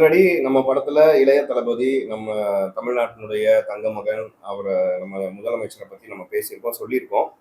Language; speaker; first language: Tamil; native; Tamil